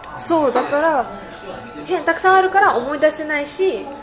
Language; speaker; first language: Japanese; non-native, fluent; Russian